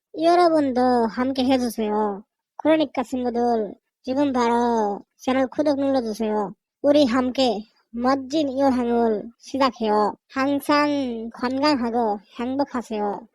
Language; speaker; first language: Korean; non-native, fluent; Bangla